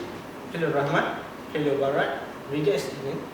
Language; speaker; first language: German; non-native, learner; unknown